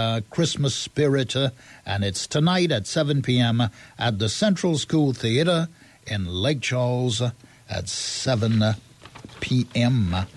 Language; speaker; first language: English; early bilingual, other home language; French